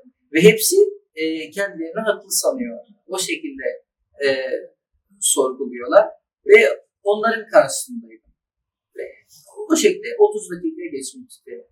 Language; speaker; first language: Turkish; early bilingual, other home language; Arabic